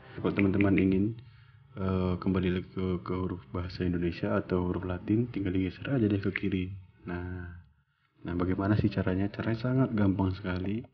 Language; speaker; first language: Indonesian; native; Indonesian